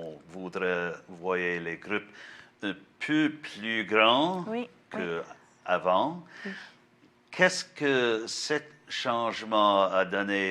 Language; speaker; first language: French; non-native, learner; English